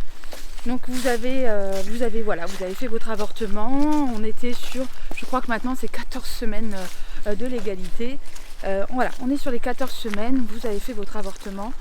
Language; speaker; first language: French; native; French